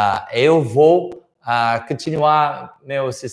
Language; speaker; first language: Portuguese; non-native, fluent; English